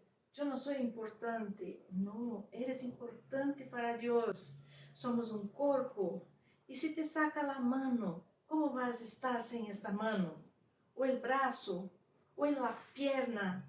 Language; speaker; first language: Spanish; non-native, fluent; Portuguese